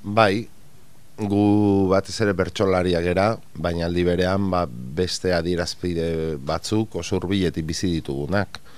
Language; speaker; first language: Basque; non-native, local second language; Spanish